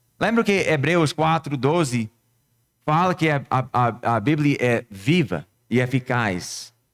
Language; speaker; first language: Portuguese; non-native, fluent; English